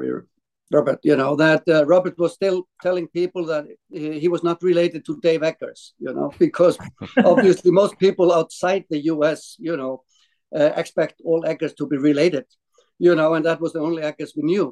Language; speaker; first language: English; non-native, fluent; Icelandic